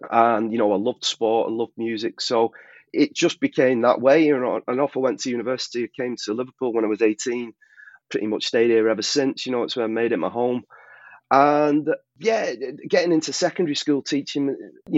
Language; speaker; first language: English; native; English